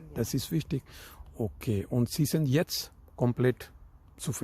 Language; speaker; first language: German; non-native, fluent; Urdu